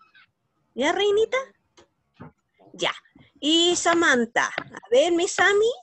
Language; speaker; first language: Spanish; native; Spanish